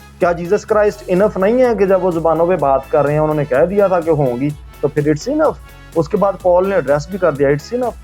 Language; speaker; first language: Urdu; non-native, local second language; Punjabi